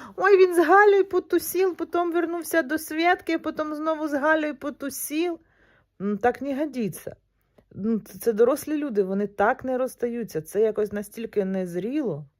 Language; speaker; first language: Ukrainian; non-native, local second language; Russian